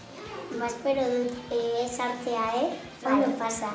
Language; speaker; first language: Basque; non-native, local second language; Spanish